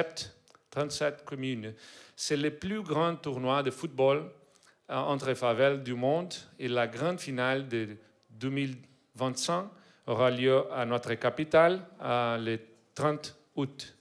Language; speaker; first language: French; non-native, learner; Portuguese